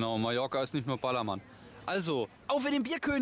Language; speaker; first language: German; native; German